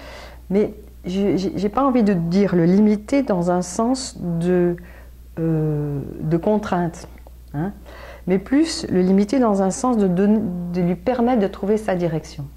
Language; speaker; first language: French; native; French